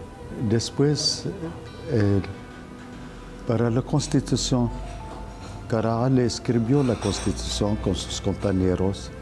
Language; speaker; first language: Spanish; non-native, fluent; Arabic